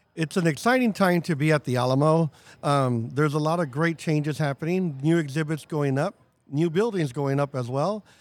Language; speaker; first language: English; native; English